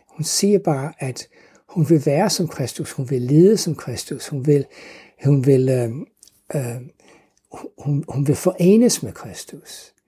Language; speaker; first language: Danish; non-native, fluent; English